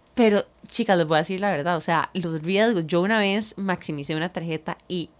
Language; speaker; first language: Spanish; native; Spanish